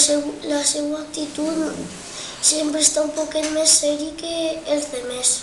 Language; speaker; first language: Catalan; non-native, local second language; Spanish